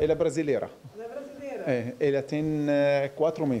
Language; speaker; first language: Portuguese; non-native, learner; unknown